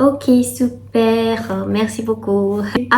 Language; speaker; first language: French; non-native, fluent; Korean